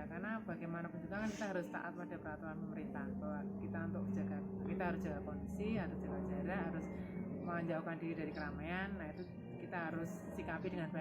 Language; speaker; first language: Indonesian; native; Indonesian